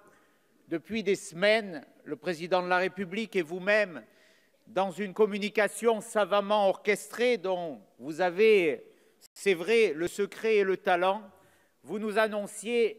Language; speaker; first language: French; native; French